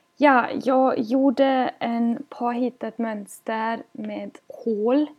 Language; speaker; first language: Swedish; non-native, fluent; German